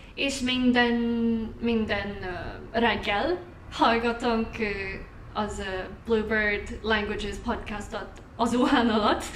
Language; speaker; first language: Hungarian; non-native, learner; English